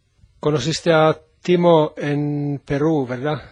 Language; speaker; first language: Spanish; non-native, learner; Finnish